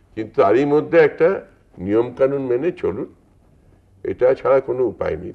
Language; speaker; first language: Bangla; native; Bangla